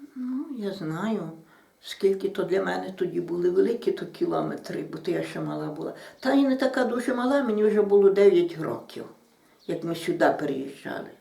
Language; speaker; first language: Ukrainian; native; Ukrainian